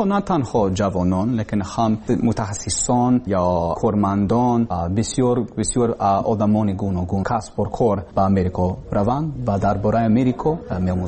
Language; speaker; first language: Persian; non-native, learner; English